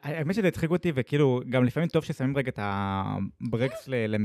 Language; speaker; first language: Hebrew; native; Hebrew